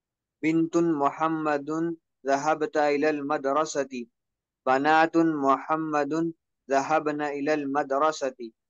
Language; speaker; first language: Arabic; non-native, learner; Urdu